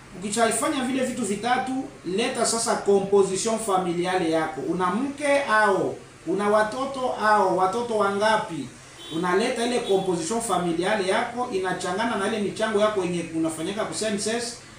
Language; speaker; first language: Swahili; native; Swahili